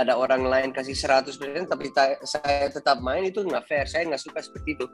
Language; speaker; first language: Indonesian; non-native, fluent; Dutch